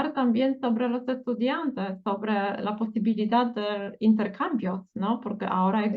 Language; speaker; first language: Spanish; non-native, fluent; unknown